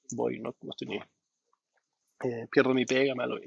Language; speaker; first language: Spanish; native; Spanish